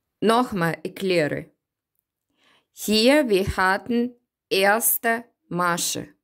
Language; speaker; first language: German; non-native, learner; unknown